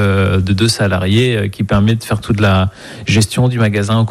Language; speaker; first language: French; native; French